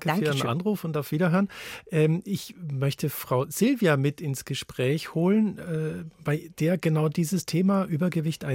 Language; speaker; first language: German; native; German